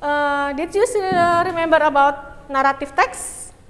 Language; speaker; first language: English; non-native, local second language; Indonesian